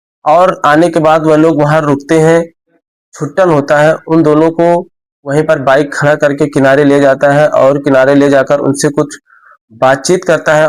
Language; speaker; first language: Hindi; native; Hindi